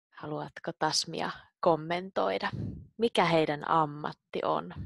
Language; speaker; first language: Finnish; native; Finnish